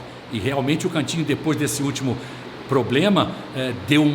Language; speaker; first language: Portuguese; native; Portuguese